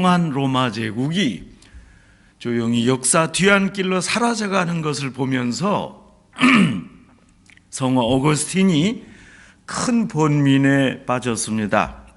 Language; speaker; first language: Korean; native; Korean